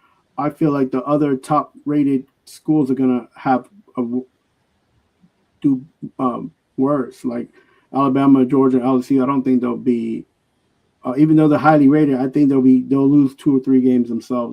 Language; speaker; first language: English; native; English